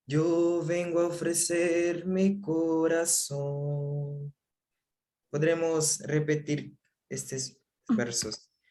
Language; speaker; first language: Spanish; non-native, learner; Portuguese